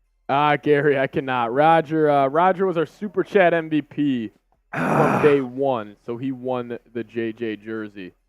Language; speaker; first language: English; native; English